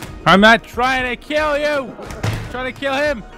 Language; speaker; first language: English; native; English